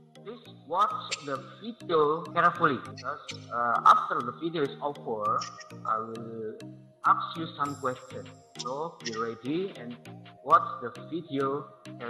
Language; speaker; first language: English; non-native, learner; Indonesian